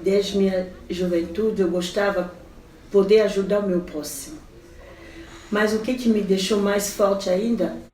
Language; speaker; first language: Portuguese; non-native, fluent; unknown